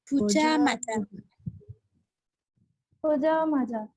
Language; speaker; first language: Korean; non-native, learner; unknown